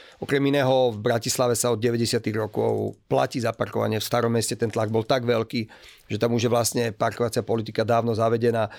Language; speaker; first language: Slovak; native; Slovak